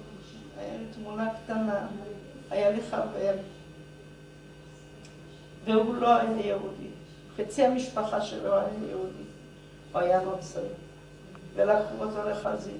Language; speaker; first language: Hebrew; non-native, fluent; Hungarian